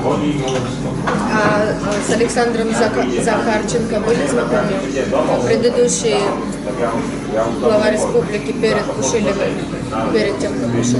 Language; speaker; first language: Russian; native; Russian